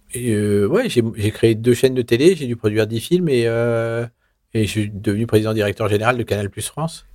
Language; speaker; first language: French; native; French